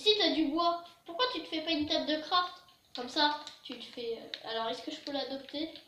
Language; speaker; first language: French; native; French